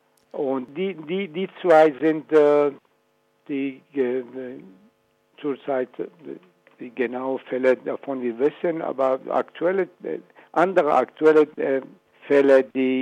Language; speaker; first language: German; non-native, fluent; Persian